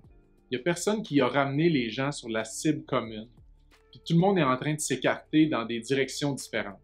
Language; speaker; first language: French; native; French